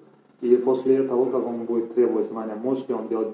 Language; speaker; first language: Russian; native; Russian